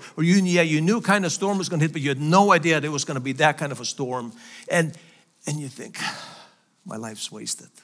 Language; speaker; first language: English; non-native, fluent; Faroese